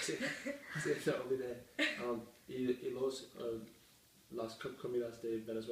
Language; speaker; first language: Spanish; non-native, learner; English